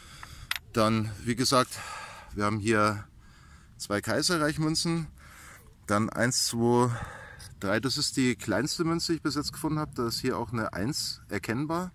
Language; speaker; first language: German; native; German